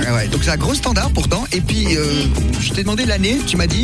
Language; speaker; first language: French; native; French